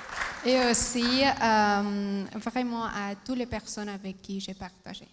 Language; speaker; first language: French; non-native, fluent; Spanish